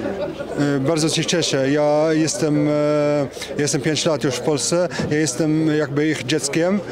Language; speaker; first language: Polish; non-native, fluent; French